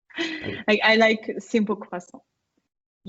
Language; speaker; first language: English; non-native, fluent; French